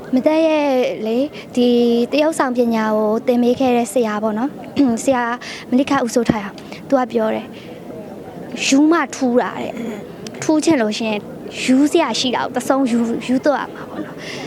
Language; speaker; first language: Burmese; native; Burmese